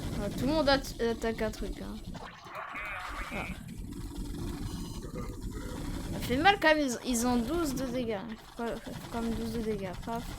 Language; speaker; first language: French; native; French